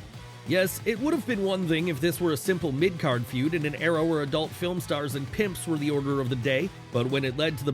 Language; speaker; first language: English; native; English